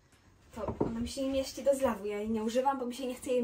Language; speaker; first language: Polish; native; Polish